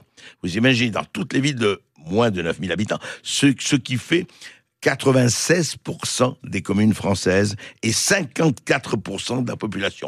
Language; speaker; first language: French; native; French